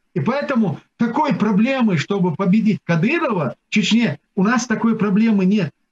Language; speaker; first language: Russian; non-native, local second language; Chechen